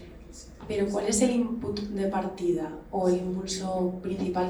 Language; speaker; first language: Spanish; native; Spanish